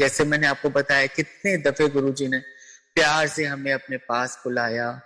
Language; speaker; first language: Hindi; native; Hindi